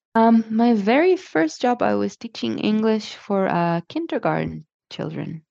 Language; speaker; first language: English; non-native, fluent; Hebrew